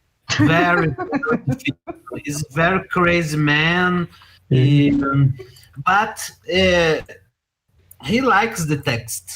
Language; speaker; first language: English; non-native, learner; Portuguese